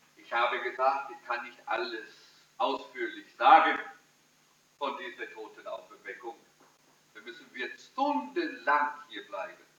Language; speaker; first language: German; early bilingual, heritage; German